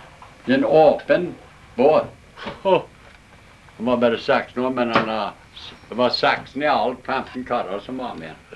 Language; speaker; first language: Norwegian; early bilingual, heritage; Norwegian